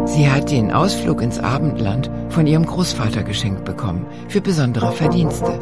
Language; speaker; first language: German; native; German